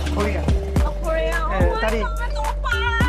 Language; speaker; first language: Korean; native; Korean